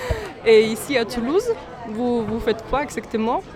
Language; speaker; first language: French; non-native, learner; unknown